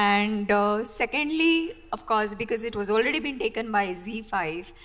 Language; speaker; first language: English; non-native, local second language; Marathi